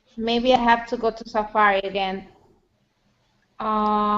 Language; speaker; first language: English; non-native, learner; Spanish